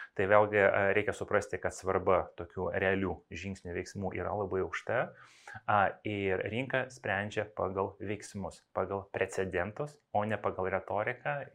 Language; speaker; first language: Lithuanian; non-native, local second language; Russian